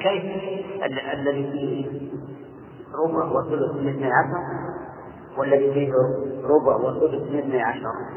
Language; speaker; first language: Arabic; native; Arabic